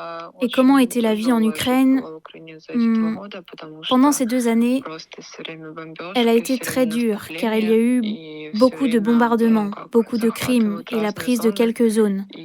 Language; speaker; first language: French; early bilingual, other home language; Ukrainian